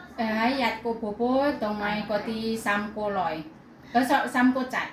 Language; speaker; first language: Cantonese; non-native, learner; Indonesian